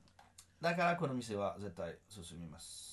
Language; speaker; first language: Japanese; non-native, learner; French